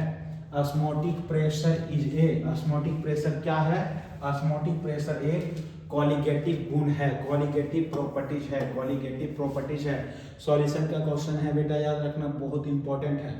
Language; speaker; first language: Hindi; native; Hindi